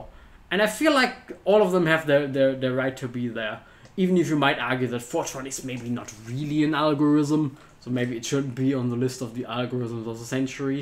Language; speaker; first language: English; non-native, fluent; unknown